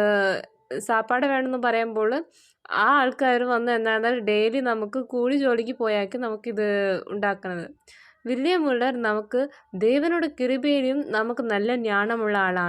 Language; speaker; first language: Malayalam; non-native, learner; Tamil